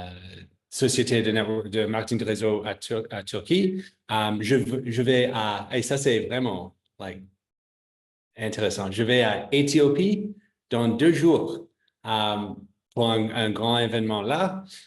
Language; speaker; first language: French; non-native, fluent; English